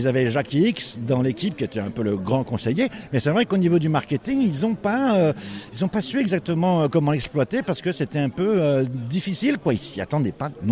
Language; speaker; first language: French; native; French